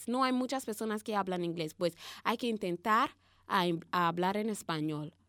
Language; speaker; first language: Spanish; non-native, learner; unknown